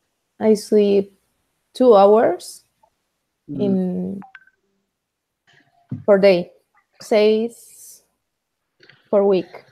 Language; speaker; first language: English; non-native, learner; Spanish